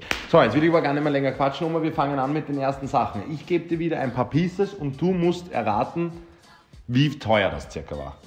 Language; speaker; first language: German; native; German